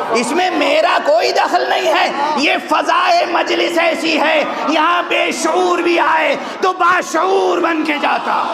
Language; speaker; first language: Urdu; native; Urdu